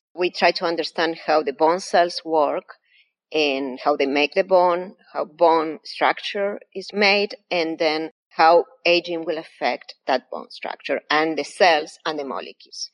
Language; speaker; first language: English; non-native, fluent; Spanish